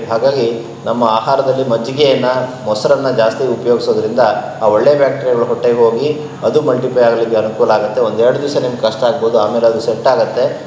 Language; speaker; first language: Kannada; native; Kannada